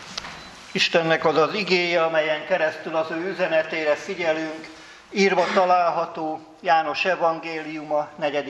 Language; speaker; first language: Hungarian; native; Hungarian